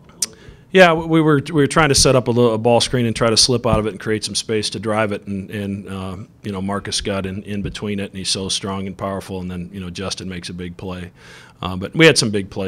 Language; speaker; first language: English; native; English